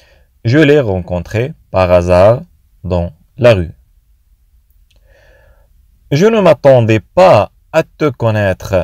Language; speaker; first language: French; non-native, fluent; Arabic